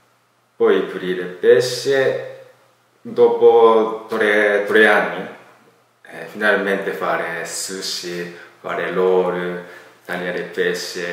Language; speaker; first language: Italian; non-native, learner; Japanese